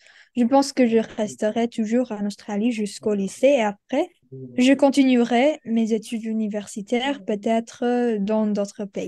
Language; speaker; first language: French; non-native, learner; Indonesian